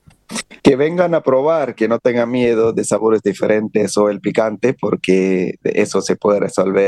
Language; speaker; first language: Spanish; non-native, fluent; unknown